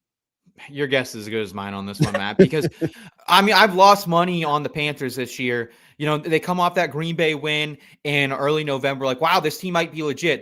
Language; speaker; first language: English; native; English